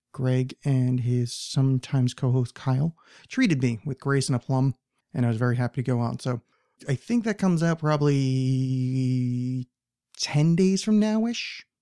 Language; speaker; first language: English; native; English